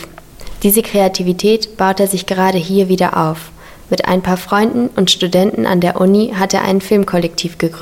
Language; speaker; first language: German; native; German